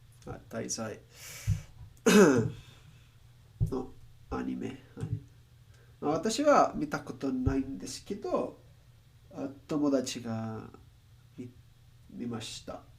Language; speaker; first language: Japanese; non-native, learner; Spanish